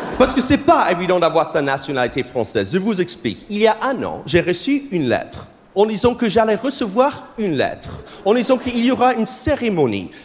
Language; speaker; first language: French; non-native, fluent; English